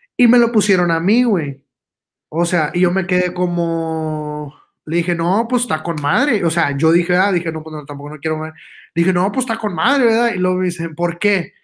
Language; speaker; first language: Spanish; early bilingual, heritage; Spanish